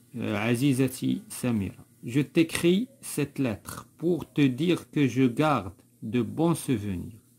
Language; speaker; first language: French; non-native, local second language; Arabic